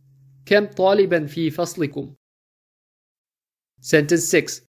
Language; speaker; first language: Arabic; non-native, fluent; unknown